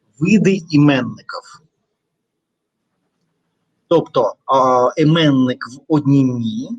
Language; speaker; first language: Ukrainian; non-native, fluent; Russian